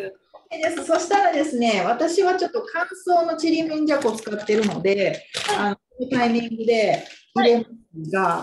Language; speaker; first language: Japanese; native; Japanese